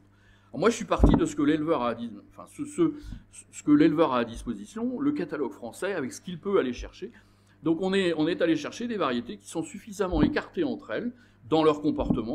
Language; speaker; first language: French; native; French